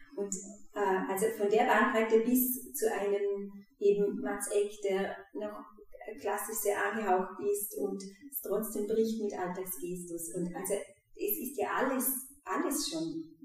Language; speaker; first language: German; native; German